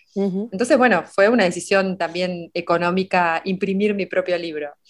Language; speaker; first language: Spanish; native; Spanish